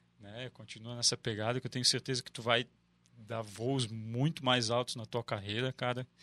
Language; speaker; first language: Portuguese; native; Portuguese